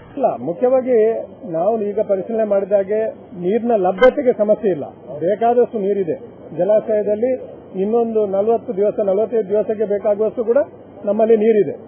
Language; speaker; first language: Kannada; native; Kannada